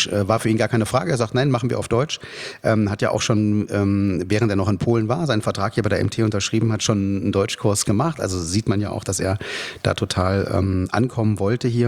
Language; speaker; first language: German; native; German